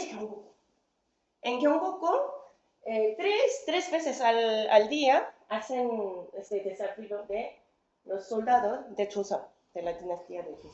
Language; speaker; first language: Spanish; non-native, fluent; Korean